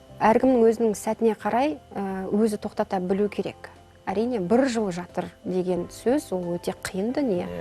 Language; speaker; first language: Kazakh; native; Kazakh